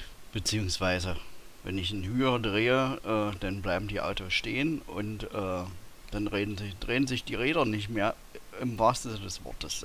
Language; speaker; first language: German; native; German